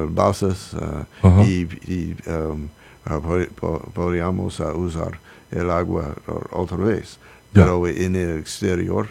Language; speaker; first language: Spanish; non-native, learner; English